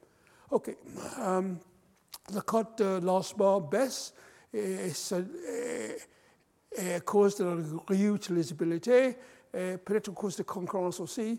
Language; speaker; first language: French; non-native, fluent; English